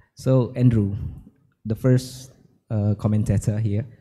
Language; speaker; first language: English; non-native, fluent; Indonesian